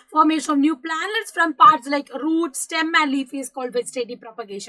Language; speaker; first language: English; non-native, local second language; Malayalam